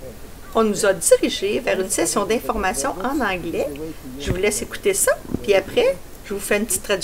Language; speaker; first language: French; native; French